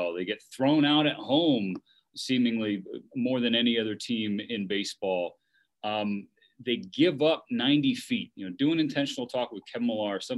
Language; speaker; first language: English; native; English